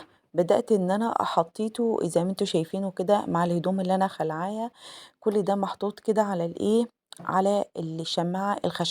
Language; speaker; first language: Arabic; native; Arabic